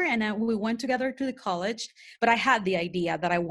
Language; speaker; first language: English; non-native, fluent; Spanish